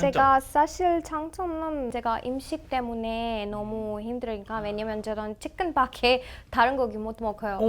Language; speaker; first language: Korean; non-native, learner; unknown